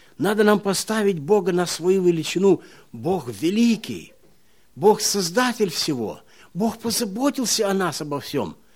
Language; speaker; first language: Russian; non-native, local second language; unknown